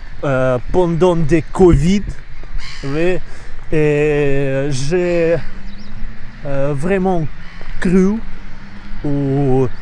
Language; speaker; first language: French; non-native, learner; Russian